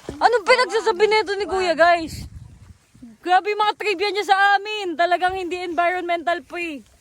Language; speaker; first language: Filipino; native; Filipino